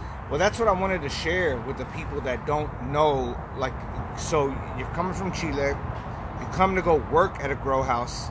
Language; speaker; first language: English; native; English